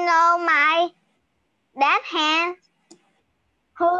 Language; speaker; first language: English; non-native, learner; Vietnamese